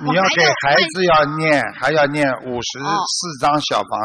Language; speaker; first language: Chinese; native; Chinese